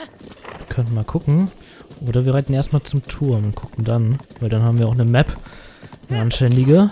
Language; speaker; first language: German; native; German